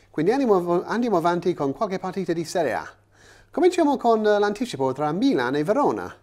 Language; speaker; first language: Italian; non-native, fluent; English